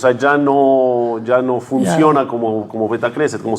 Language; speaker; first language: Spanish; native; Spanish